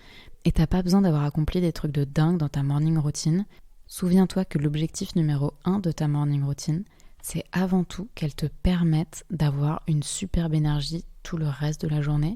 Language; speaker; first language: French; native; French